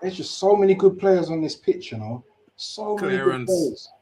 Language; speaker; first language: English; native; English